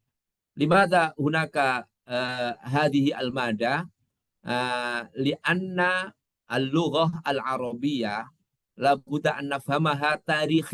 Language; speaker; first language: Arabic; non-native, fluent; Indonesian